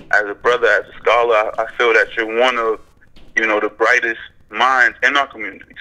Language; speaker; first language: English; native; English